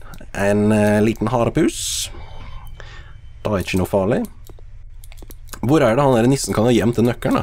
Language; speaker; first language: Norwegian; native; Norwegian